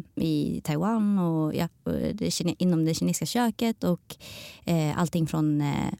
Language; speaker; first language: Swedish; native; Swedish